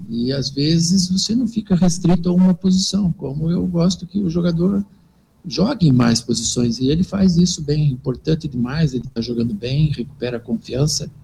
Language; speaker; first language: Portuguese; native; Portuguese